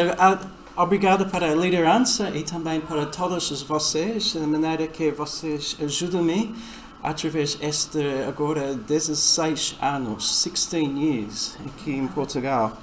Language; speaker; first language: Portuguese; non-native, fluent; English